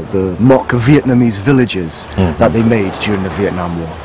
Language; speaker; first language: English; native; English